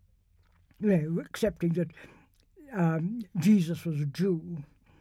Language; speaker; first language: English; native; English